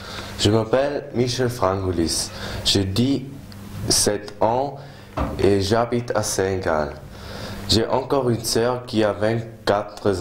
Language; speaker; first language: French; non-native, local second language; German